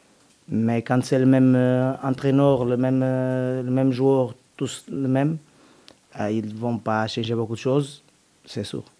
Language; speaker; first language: French; non-native, learner; Portuguese